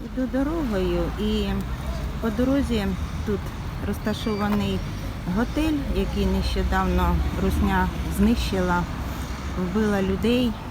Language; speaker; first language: Ukrainian; native; Ukrainian